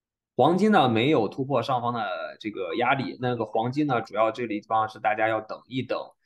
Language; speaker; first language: Chinese; native; Chinese